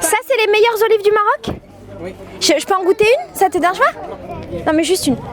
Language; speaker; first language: French; native; French